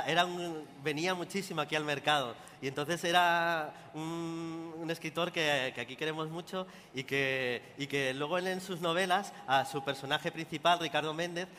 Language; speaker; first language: Spanish; native; Spanish